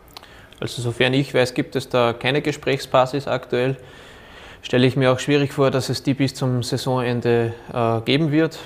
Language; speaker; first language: German; native; German